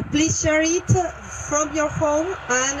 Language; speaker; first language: English; non-native, learner; French